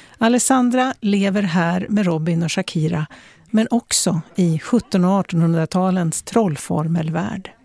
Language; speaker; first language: Swedish; native; Swedish